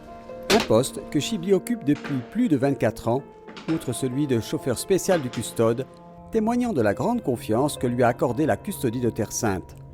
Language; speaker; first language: French; native; French